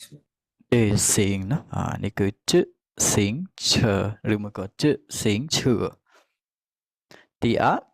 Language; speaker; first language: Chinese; non-native, fluent; Khmer